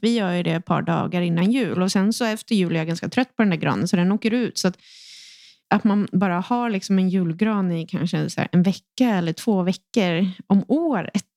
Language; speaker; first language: Swedish; native; Swedish